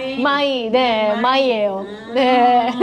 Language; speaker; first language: Korean; non-native, learner; Japanese